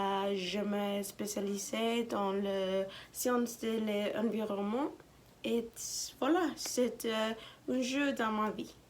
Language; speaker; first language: French; non-native, learner; English